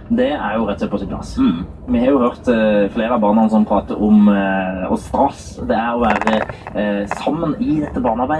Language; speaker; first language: Norwegian; native; Norwegian